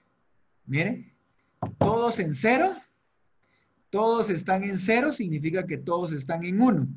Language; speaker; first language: Spanish; native; Spanish